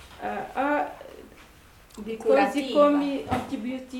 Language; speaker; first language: Italian; non-native, learner; Arabic